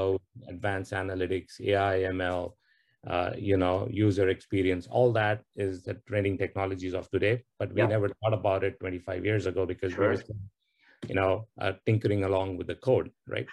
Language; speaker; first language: English; non-native, local second language; Tamil